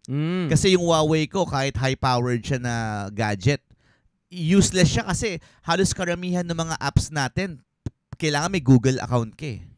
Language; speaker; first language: Filipino; native; Filipino